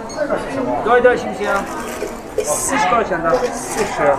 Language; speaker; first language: Chinese; non-native, local second language; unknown